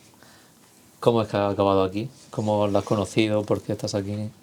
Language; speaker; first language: Spanish; non-native, fluent; Croatian